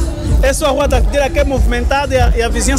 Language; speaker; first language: Portuguese; native; Portuguese